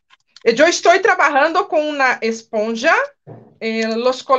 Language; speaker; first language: Spanish; non-native, fluent; Portuguese